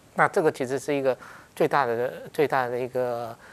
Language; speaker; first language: Chinese; native; Chinese